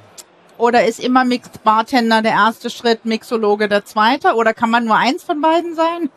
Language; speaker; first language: German; native; German